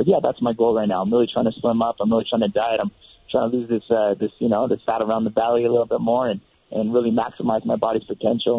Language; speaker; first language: English; native; English